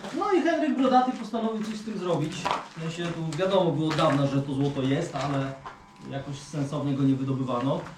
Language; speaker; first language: Polish; native; Polish